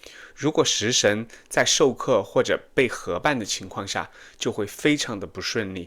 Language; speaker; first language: Chinese; native; Chinese